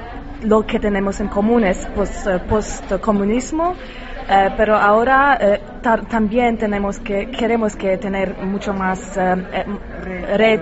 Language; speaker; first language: Spanish; non-native, learner; Polish